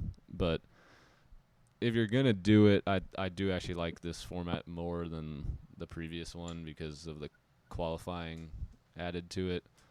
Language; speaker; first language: English; native; English